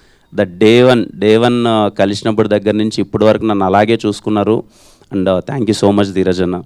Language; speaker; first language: Telugu; native; Telugu